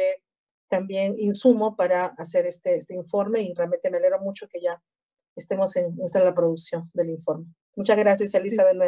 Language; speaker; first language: Spanish; native; Spanish